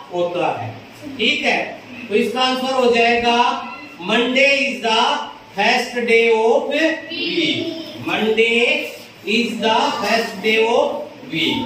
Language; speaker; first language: Hindi; native; Hindi